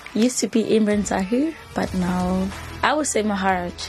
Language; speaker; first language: English; non-native, local second language; Zulu